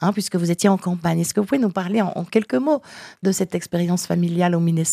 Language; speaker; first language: French; native; French